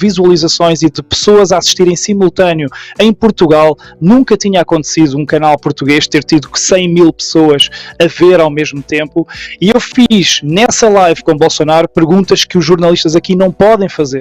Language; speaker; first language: Portuguese; native; Portuguese